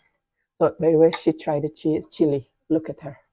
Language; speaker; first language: English; non-native, learner; Indonesian